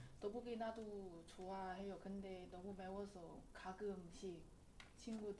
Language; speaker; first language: Korean; non-native, learner; Chinese